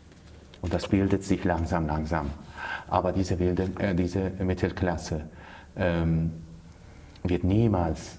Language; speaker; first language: German; non-native, fluent; Kurdish